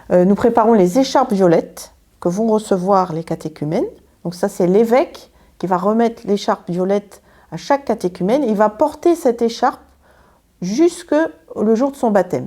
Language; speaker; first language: French; native; French